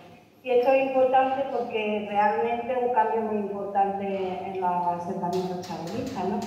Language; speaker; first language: Spanish; native; Spanish